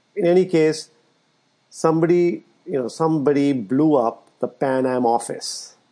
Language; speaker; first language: English; non-native, local second language; Urdu